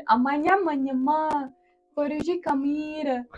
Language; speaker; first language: Portuguese; non-native, learner; Kyrgyz